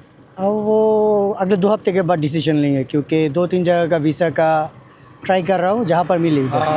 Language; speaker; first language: Hindi; non-native, learner; Bangla